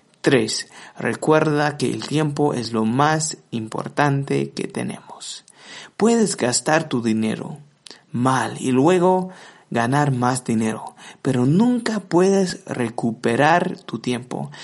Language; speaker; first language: Spanish; non-native, fluent; English